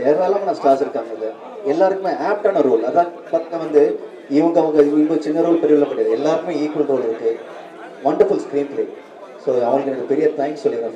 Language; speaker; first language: Tamil; native; Tamil